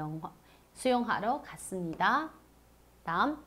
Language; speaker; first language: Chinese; non-native, fluent; Korean